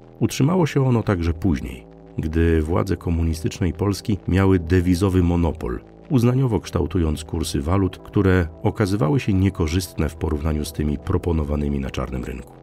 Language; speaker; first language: Polish; native; Polish